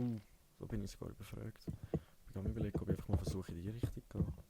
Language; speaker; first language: German; native; German